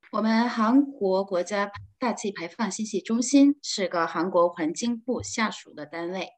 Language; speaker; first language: Chinese; non-native, fluent; Korean